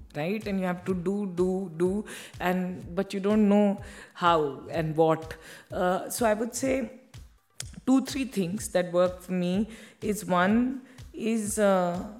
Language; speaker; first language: English; non-native, local second language; Hindi